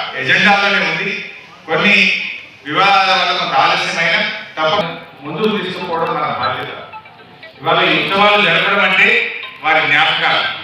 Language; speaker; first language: Telugu; native; Telugu